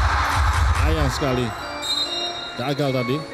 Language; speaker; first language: Indonesian; native; Indonesian